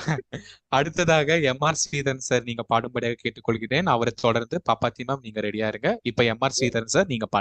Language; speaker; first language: Tamil; native; Tamil